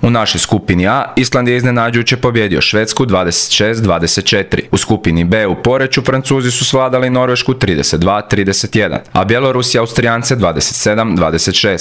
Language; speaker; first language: Croatian; native; Croatian